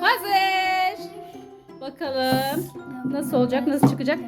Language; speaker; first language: Turkish; native; Turkish